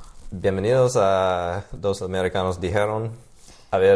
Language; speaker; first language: Spanish; non-native, fluent; English